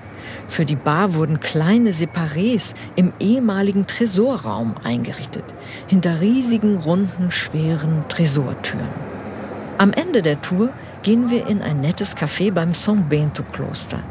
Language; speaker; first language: German; early bilingual, heritage; German